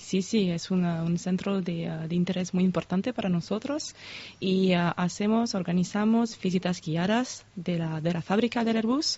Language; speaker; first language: Spanish; non-native, fluent; French